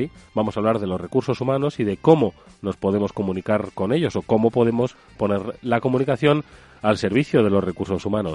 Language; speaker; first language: Spanish; native; Spanish